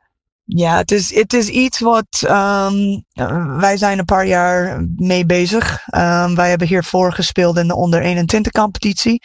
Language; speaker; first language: Dutch; non-native, fluent; English